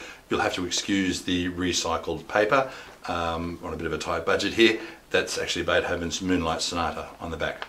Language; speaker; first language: English; native; English